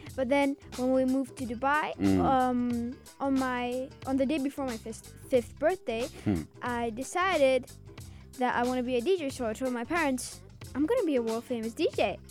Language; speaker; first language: English; early bilingual, other home language; Azerbaijani